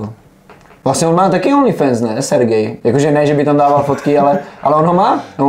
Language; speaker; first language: Czech; native; Czech